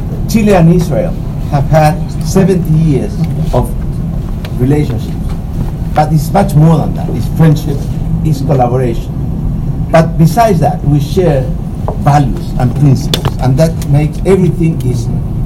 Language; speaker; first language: English; non-native, fluent; Spanish